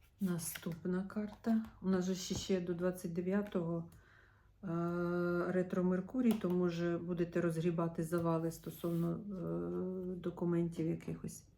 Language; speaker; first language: Ukrainian; non-native, local second language; Russian